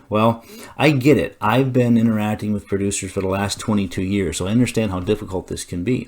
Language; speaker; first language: English; native; English